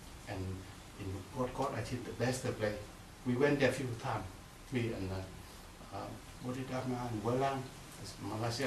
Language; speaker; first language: English; non-native, learner; Vietnamese